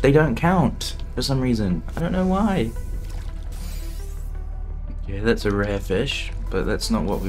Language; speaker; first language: English; native; English